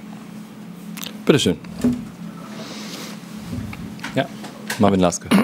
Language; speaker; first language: German; native; German